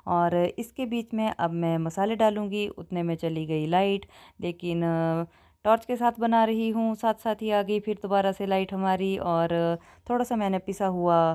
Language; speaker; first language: Hindi; native; Hindi